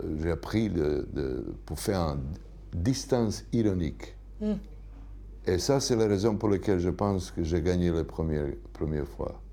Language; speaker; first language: French; non-native, learner; Serbian